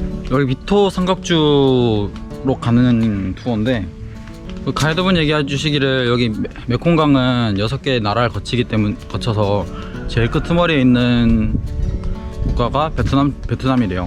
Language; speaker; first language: Korean; native; Korean